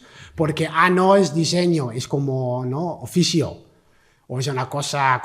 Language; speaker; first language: Spanish; non-native, learner; Dutch